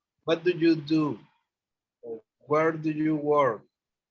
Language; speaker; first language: English; non-native, learner; Spanish